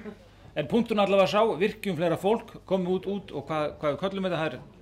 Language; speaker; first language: Icelandic; native; Icelandic